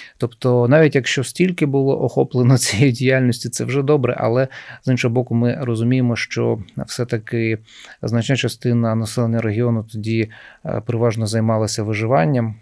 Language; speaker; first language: Ukrainian; native; Ukrainian